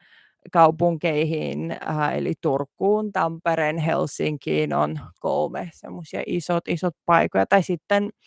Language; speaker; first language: Finnish; non-native, learner; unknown